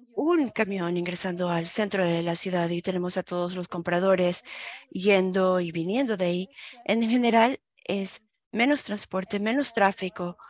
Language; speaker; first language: Spanish; non-native, fluent; German